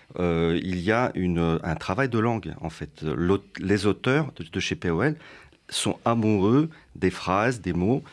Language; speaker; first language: French; early bilingual, other home language; Russian